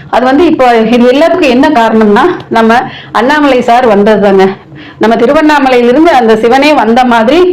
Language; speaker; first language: Tamil; native; Tamil